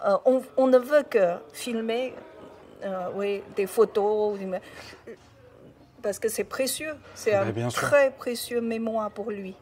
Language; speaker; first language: French; non-native, learner; Chinese